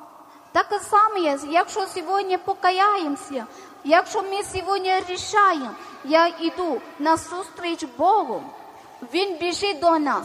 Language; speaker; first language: Ukrainian; non-native, learner; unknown